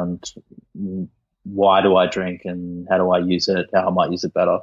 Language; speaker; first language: English; native; English